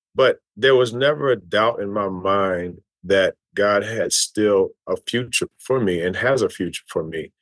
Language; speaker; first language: English; native; English